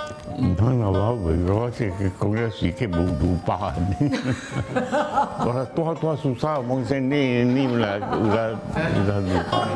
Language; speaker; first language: Indonesian; non-native, local second language; Min Nan Chinese